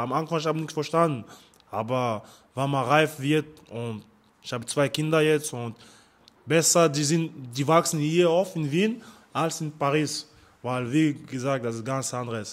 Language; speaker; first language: German; non-native, learner; French